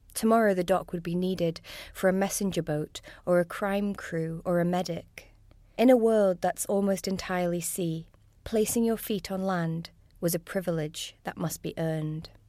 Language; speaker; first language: English; native; English